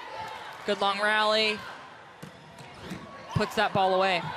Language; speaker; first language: English; native; English